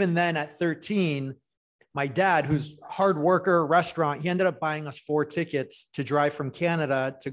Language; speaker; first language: English; native; English